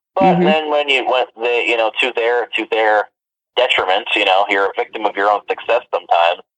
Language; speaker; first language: English; native; English